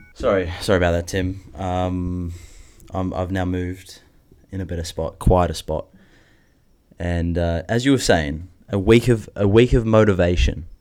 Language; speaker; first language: English; native; English